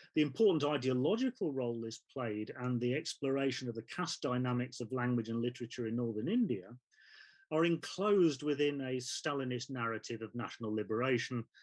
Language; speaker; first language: English; native; English